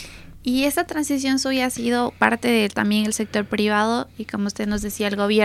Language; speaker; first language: Spanish; native; Spanish